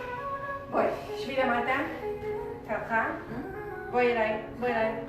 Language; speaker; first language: Hebrew; native; Hebrew